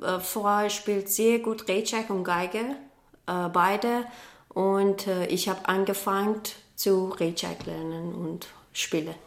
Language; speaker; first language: German; non-native, learner; Persian